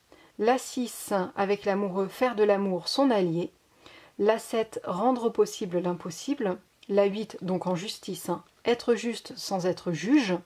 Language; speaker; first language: French; native; French